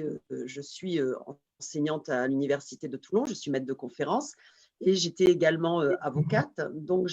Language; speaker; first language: French; native; French